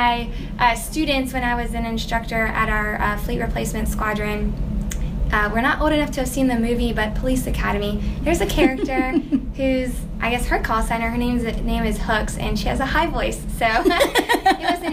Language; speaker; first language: English; native; English